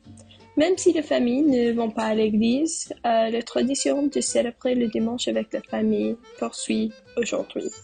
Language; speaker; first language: French; non-native, learner; English